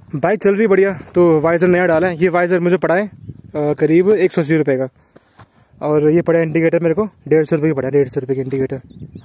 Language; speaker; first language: Hindi; native; Hindi